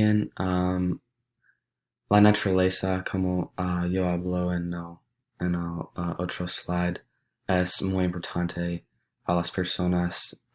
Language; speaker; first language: Spanish; non-native, learner; English